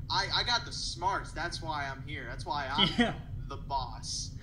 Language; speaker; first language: English; native; English